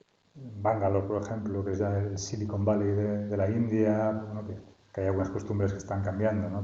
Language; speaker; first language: Spanish; native; Spanish